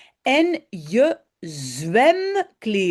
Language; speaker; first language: Dutch; non-native, fluent; French